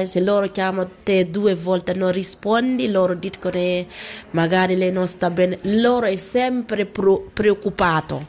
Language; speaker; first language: Italian; non-native, learner; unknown